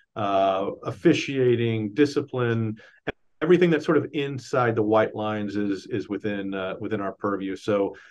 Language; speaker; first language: English; native; English